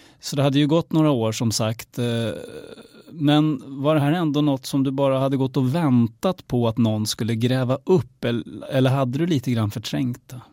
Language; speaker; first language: Swedish; native; Swedish